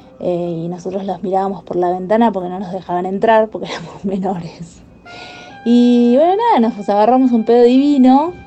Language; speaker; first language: Spanish; native; Spanish